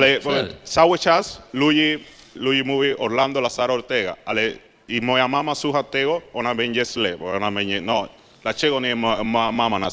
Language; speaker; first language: Polish; non-native, learner; Spanish